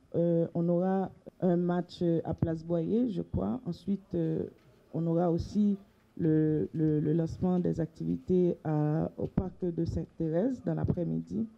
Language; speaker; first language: French; non-native, local second language; Haitian Creole